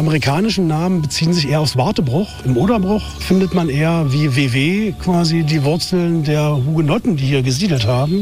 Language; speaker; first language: German; native; German